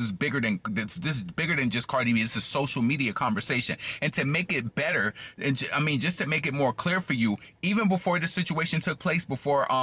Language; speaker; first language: English; native; English